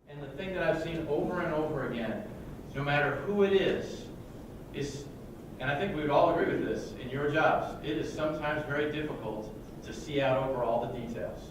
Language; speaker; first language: English; native; English